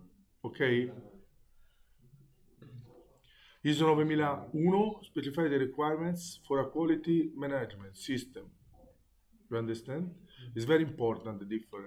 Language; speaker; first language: English; non-native, learner; Italian